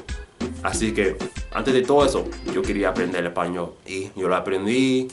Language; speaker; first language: Spanish; non-native, fluent; English